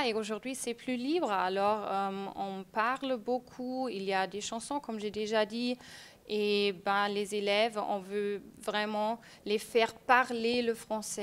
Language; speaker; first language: French; non-native, fluent; German